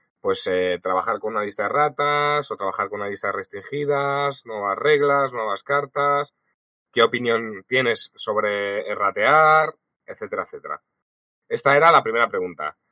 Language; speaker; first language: Spanish; native; Spanish